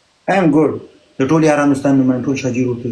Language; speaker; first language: English; non-native, learner; Pashto